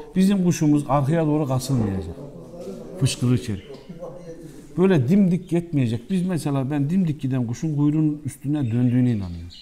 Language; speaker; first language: Turkish; native; Turkish